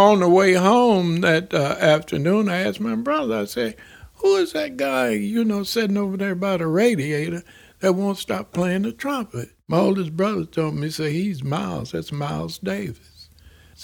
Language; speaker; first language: English; native; English